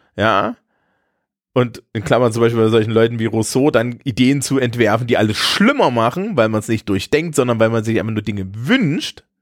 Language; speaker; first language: German; native; German